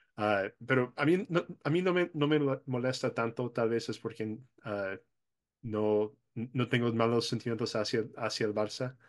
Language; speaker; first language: Spanish; non-native, fluent; English